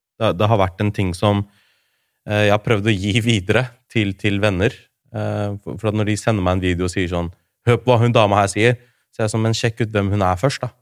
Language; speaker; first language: Norwegian; early bilingual, other home language; Urdu